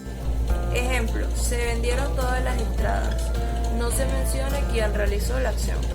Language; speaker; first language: Spanish; native; Spanish